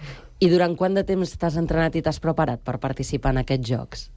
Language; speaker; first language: Catalan; native; Catalan